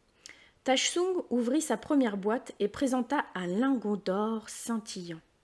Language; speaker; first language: French; native; French